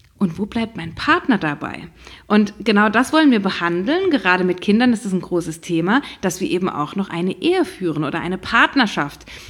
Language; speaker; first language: German; native; German